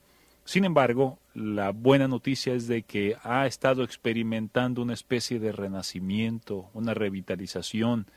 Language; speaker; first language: Spanish; native; Spanish